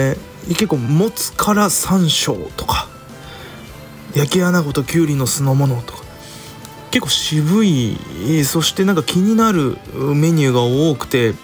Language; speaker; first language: Japanese; native; Japanese